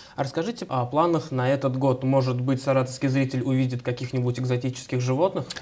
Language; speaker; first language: Russian; native; Russian